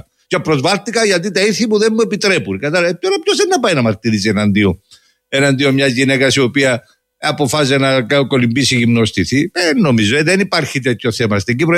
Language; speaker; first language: Greek; native; Greek